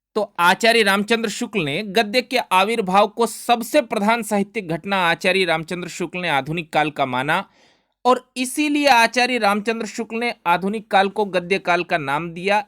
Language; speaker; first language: Hindi; native; Hindi